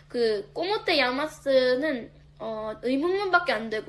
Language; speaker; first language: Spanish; non-native, learner; Korean